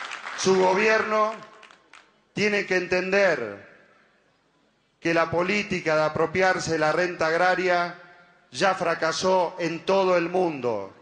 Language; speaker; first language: Spanish; native; Spanish